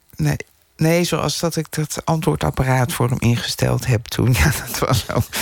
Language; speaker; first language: Dutch; native; Dutch